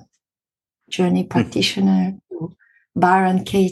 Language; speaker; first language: English; non-native, fluent; French